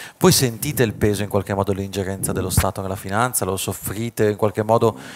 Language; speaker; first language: Italian; native; Italian